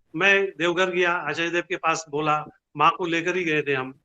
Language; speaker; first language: Hindi; non-native, local second language; Bangla